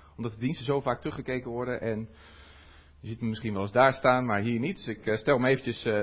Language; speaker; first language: Dutch; native; Dutch